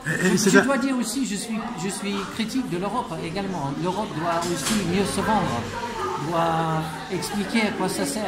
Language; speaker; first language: French; non-native, fluent; English